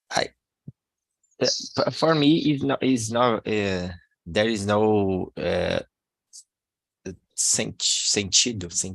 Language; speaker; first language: English; non-native, learner; Portuguese